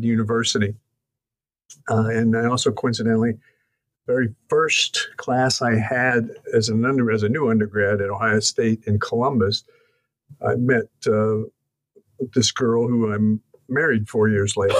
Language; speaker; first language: English; native; English